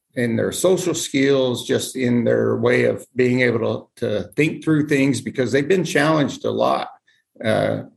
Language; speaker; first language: English; native; English